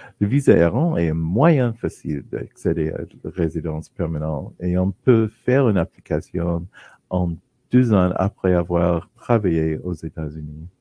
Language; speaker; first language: French; non-native, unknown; English